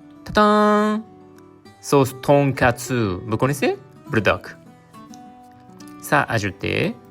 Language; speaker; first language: French; non-native, learner; Japanese